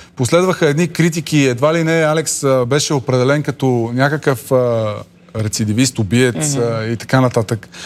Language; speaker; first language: Bulgarian; native; Bulgarian